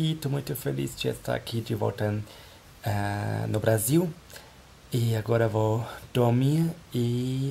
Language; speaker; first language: Portuguese; non-native, fluent; German